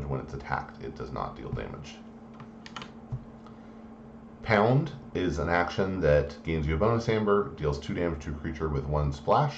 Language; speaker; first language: English; native; English